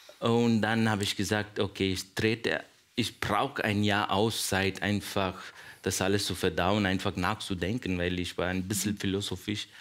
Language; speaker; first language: German; non-native, fluent; Kannada